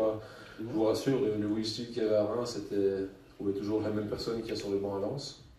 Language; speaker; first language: French; native; French